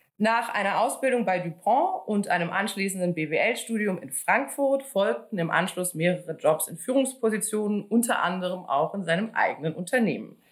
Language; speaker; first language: German; native; German